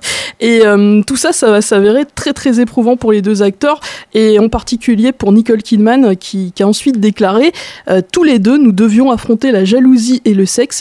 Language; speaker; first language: French; native; French